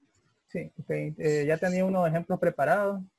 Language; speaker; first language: Spanish; native; Spanish